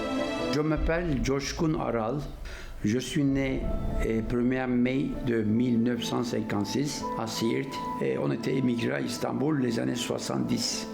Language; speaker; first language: French; non-native, fluent; Turkish